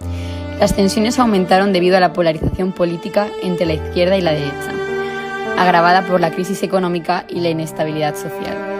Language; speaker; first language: Spanish; native; Spanish